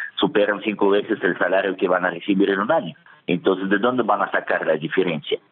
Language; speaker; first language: Spanish; non-native, fluent; Russian